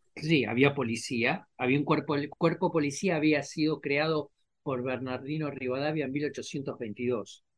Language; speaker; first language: Spanish; native; Spanish